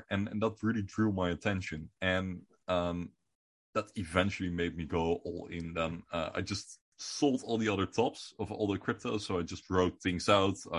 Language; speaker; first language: English; non-native, fluent; Dutch